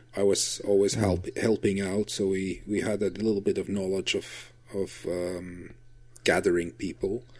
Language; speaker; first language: English; non-native, fluent; Dutch